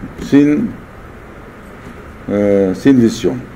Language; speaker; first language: Spanish; non-native, fluent; Arabic